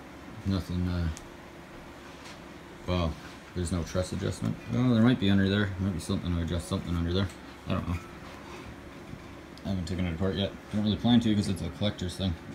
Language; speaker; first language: English; native; English